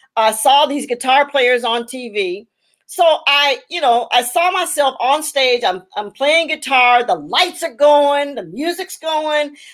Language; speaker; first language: English; native; English